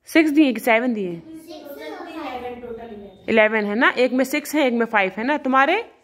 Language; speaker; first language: Hindi; native; Hindi